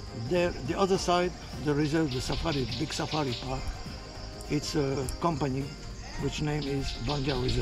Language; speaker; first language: English; non-native, learner; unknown